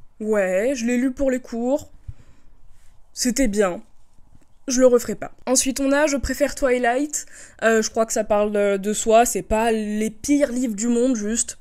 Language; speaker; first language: French; native; French